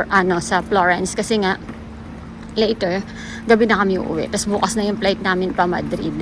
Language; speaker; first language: Filipino; native; Filipino